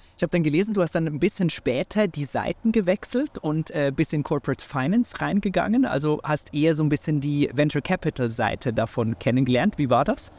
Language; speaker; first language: German; native; German